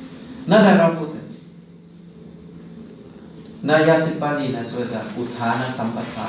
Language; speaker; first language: Russian; non-native, learner; Thai